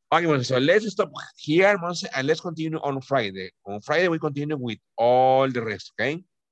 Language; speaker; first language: English; non-native, fluent; Spanish